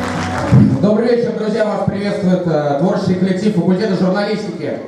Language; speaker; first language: Russian; native; Russian